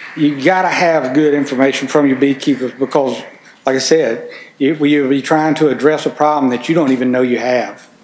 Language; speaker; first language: English; native; English